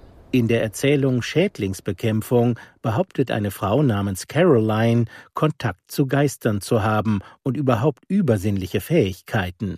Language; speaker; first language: German; native; German